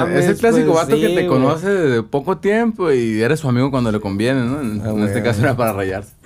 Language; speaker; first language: Spanish; native; Spanish